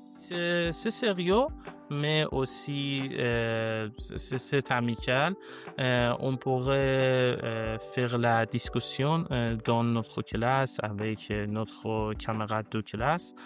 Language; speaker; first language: French; non-native, learner; Persian